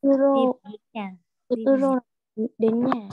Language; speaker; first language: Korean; non-native, learner; Vietnamese